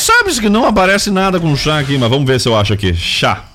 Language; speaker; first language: Portuguese; native; Portuguese